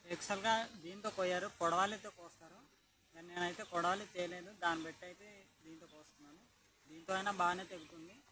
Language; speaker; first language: Telugu; non-native, local second language; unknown